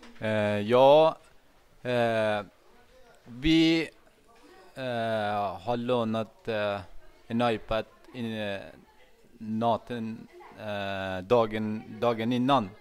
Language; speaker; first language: Swedish; non-native, learner; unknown